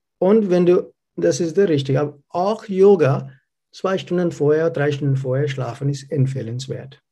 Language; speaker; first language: German; non-native, learner; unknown